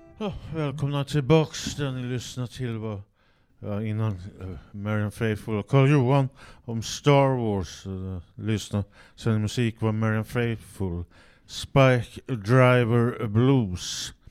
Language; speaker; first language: Swedish; native; Swedish